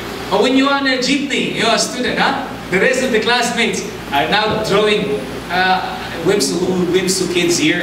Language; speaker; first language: English; non-native, local second language; Chavacano